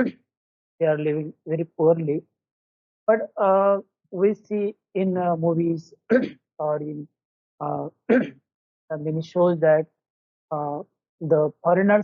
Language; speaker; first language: English; non-native, learner; Marathi